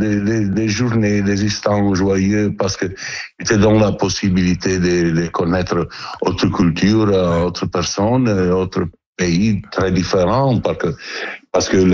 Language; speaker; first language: French; non-native, learner; Italian